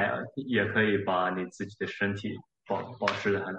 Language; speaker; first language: Chinese; early bilingual, heritage; Chinese